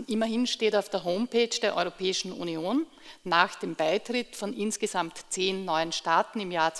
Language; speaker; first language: German; native; German